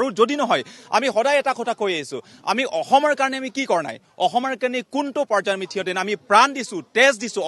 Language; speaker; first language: Assamese; non-native, local second language; Karbi